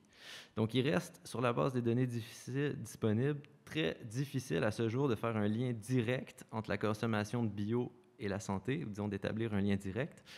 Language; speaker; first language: French; native; French